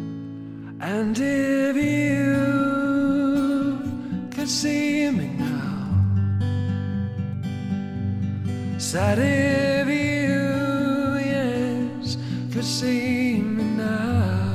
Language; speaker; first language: English; native; English